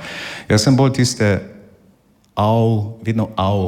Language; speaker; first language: Slovenian; non-native, fluent; English